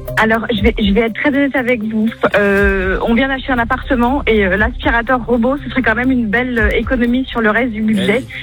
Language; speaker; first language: French; native; French